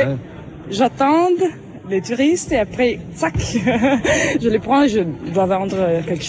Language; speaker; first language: French; non-native, fluent; Italian